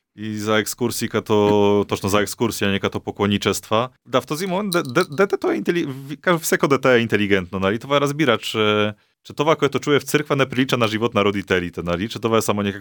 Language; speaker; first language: Bulgarian; non-native, fluent; Polish